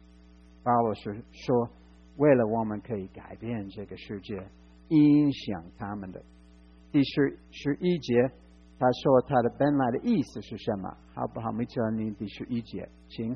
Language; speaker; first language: Chinese; non-native, fluent; English